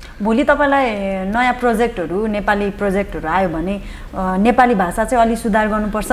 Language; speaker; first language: Nepali; native; Nepali